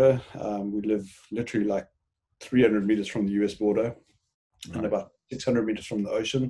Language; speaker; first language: English; native; English